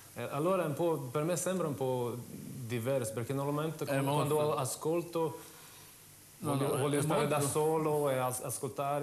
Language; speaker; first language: Italian; non-native, fluent; Swedish